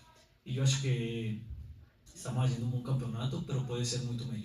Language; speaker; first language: Portuguese; non-native, learner; Spanish